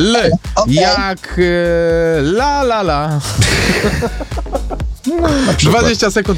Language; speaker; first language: Polish; native; Polish